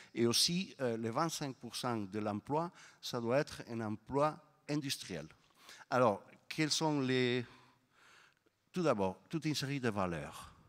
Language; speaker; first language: French; non-native, fluent; Spanish